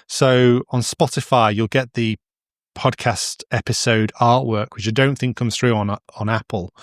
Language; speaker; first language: English; native; English